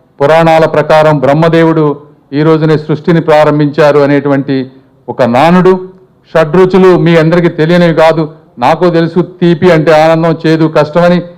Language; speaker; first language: Telugu; native; Telugu